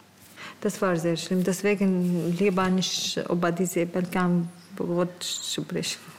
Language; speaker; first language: German; non-native, learner; Arabic